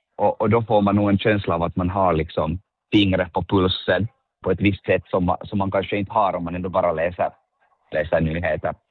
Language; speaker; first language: Swedish; native; Swedish